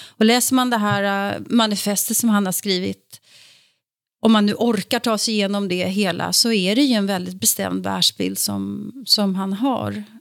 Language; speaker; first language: Swedish; native; Swedish